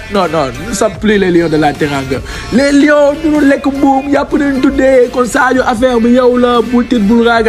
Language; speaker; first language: French; non-native, local second language; Wolof